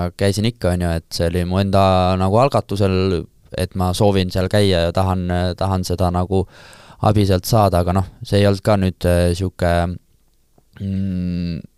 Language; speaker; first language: Estonian; native; Estonian